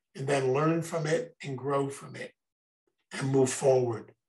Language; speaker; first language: English; native; English